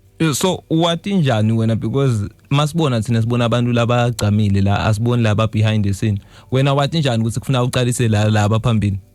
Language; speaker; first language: Zulu; native; Zulu